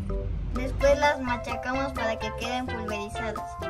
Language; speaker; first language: Spanish; native; Spanish